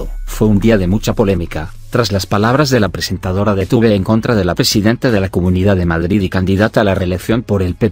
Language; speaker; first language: Spanish; native; Spanish